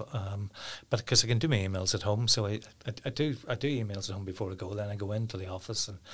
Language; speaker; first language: English; native; English